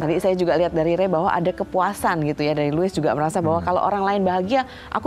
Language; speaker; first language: Indonesian; native; Indonesian